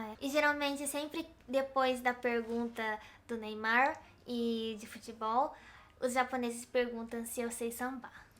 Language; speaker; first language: Portuguese; native; Portuguese